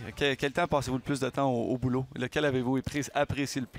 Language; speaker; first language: French; native; French